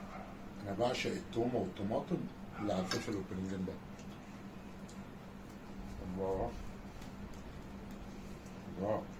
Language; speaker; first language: Arabic; native; Arabic